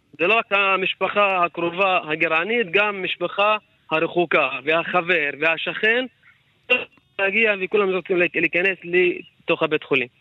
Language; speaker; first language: Hebrew; non-native, local second language; Arabic